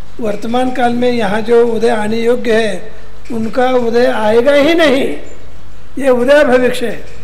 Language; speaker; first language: Hindi; non-native, local second language; Kannada